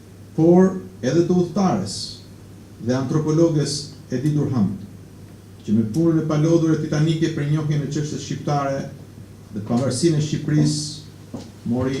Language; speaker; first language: Albanian; native; Albanian